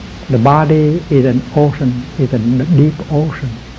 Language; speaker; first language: English; non-native, fluent; Vietnamese